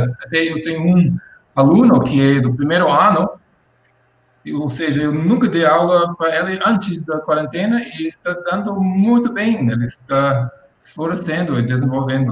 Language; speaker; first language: Portuguese; non-native, fluent; English